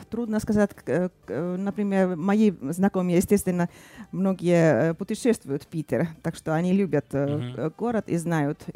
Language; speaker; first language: Russian; non-native, fluent; Finnish